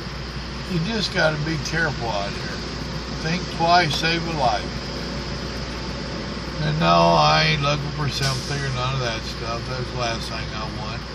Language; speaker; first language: English; native; English